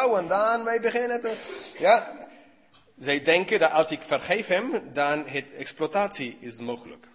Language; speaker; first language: Dutch; non-native, learner; English